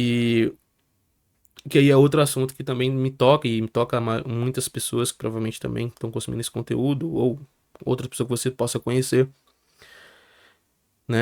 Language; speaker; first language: Portuguese; native; Portuguese